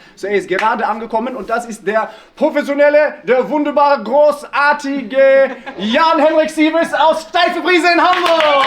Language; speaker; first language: German; non-native, learner; Norwegian